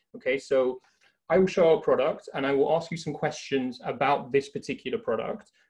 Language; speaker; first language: English; native; English